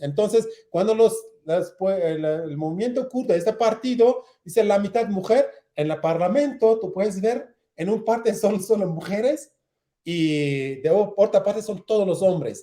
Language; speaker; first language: Spanish; non-native, learner; Kurdish